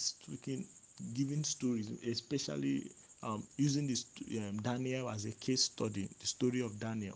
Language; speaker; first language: English; non-native, local second language; Yoruba